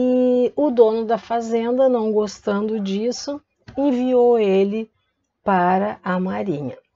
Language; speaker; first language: Portuguese; native; Portuguese